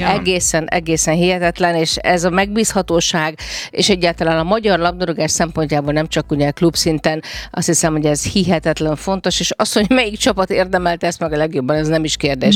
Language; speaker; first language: Hungarian; native; Hungarian